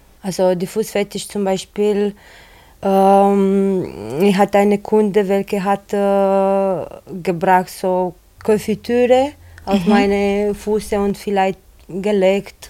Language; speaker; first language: German; non-native, learner; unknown